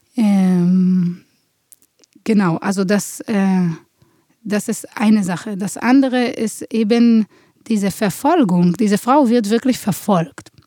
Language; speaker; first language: German; non-native, fluent; Hebrew